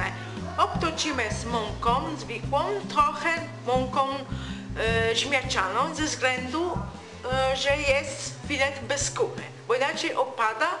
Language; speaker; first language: Polish; non-native, learner; Italian